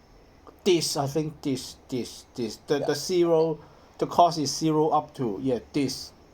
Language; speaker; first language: English; non-native, learner; Cantonese